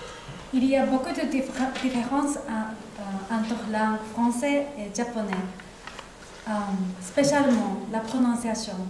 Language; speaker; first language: French; non-native, learner; Japanese